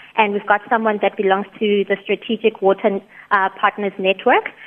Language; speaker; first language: English; non-native, local second language; Tswana